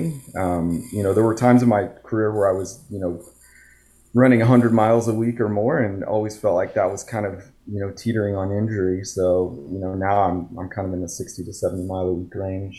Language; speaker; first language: English; native; English